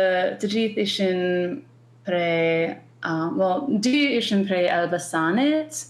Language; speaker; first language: Albanian; non-native, learner; English